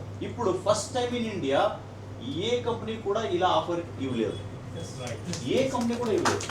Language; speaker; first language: Telugu; non-native, learner; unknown